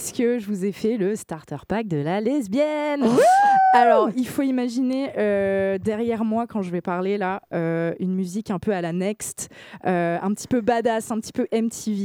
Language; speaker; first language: French; native; French